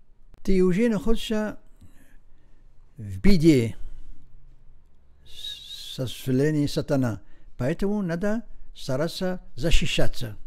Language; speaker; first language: Russian; non-native, learner; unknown